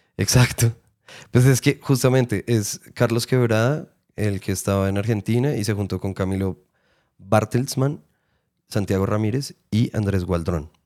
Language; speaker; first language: Spanish; native; Spanish